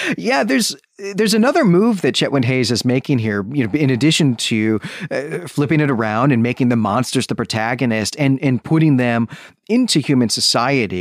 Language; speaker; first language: English; native; English